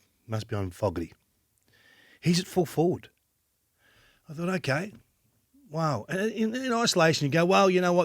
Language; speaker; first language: English; native; English